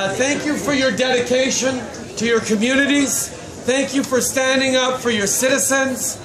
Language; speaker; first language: English; early bilingual, other home language; French